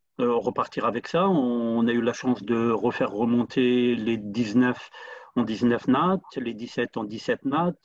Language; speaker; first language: French; non-native, local second language; Arabic